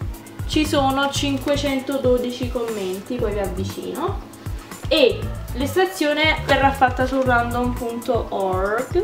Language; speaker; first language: Italian; native; Italian